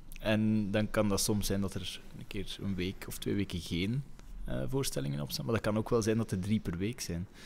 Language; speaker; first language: Dutch; native; Dutch